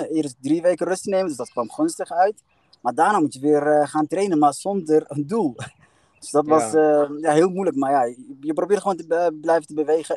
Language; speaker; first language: Dutch; early bilingual, other home language; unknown